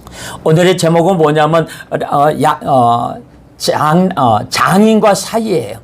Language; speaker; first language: Korean; native; Korean